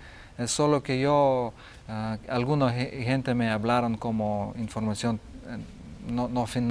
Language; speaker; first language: Spanish; non-native, learner; Lithuanian